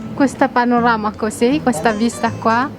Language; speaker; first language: Italian; non-native, learner; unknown